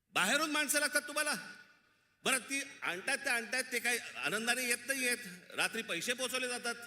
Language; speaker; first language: Marathi; native; Marathi